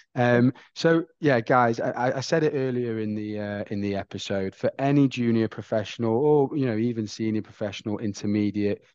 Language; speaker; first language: English; native; English